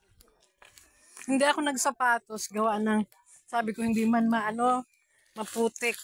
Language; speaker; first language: Filipino; native; Filipino